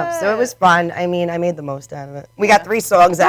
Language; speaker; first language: English; native; English